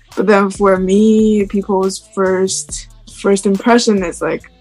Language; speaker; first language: English; non-native, fluent; Chinese